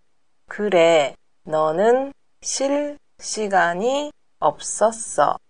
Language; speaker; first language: Korean; non-native, learner; Japanese